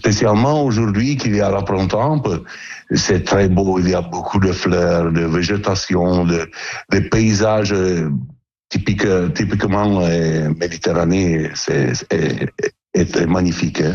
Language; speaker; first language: French; non-native, learner; Italian